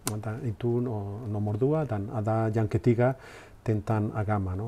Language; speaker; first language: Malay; non-native, learner; Spanish